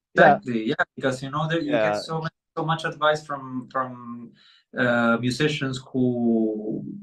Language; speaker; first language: English; non-native, fluent; Spanish